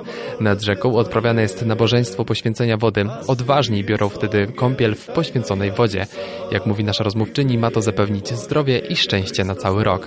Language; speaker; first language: Polish; native; Polish